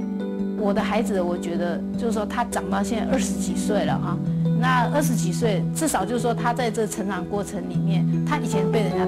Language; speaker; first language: Chinese; native; Chinese